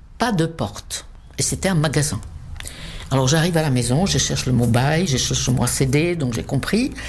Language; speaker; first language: French; non-native, fluent; Czech